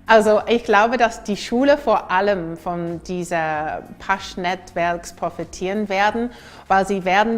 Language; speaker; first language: German; non-native, fluent; English